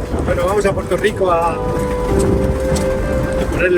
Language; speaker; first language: Spanish; native; Spanish